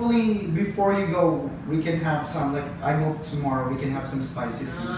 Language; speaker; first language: English; non-native, local second language; Hiligaynon